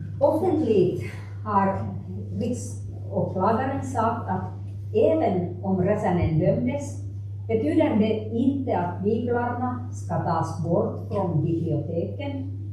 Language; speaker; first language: Swedish; non-native, local second language; Finnish